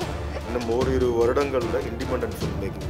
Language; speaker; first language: Tamil; native; Tamil